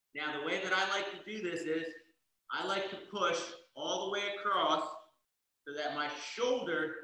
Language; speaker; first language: English; native; English